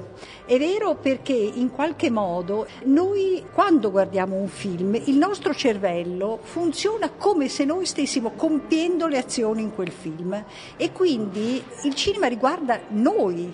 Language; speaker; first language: Italian; native; Italian